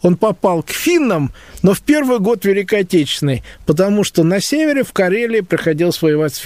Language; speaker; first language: Russian; native; Russian